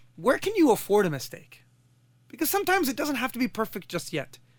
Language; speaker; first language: English; non-native, fluent; Arabic